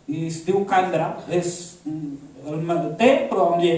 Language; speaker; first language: Catalan; early bilingual, other home language; Arabic